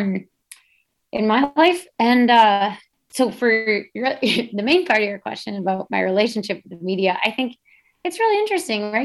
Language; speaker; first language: English; native; English